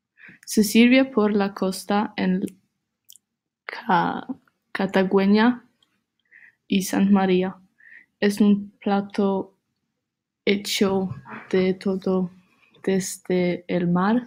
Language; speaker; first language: Spanish; non-native, learner; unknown